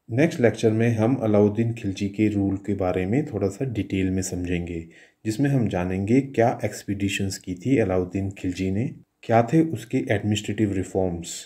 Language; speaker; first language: Hindi; native; Hindi